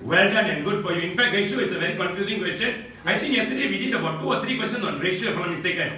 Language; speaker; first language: English; non-native, local second language; Malay